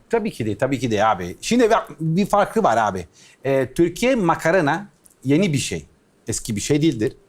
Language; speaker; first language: Turkish; non-native, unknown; Italian